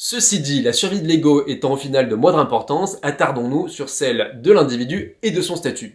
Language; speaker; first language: French; native; French